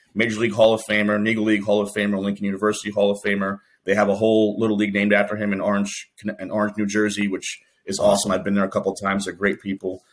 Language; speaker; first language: English; native; English